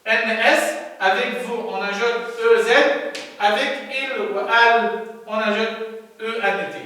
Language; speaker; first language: French; non-native, learner; Arabic